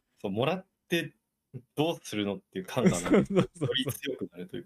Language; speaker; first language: Japanese; native; Japanese